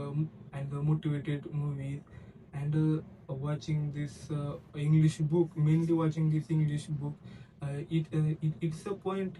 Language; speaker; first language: English; non-native, learner; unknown